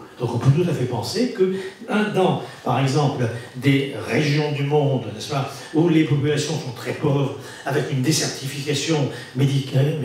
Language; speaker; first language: French; native; French